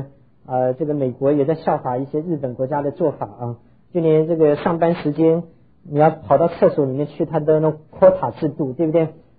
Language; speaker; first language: Chinese; native; Chinese